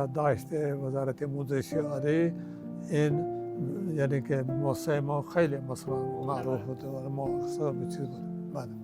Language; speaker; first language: Persian; non-native, fluent; Urdu